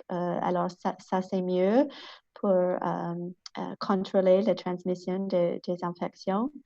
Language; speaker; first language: French; non-native, local second language; English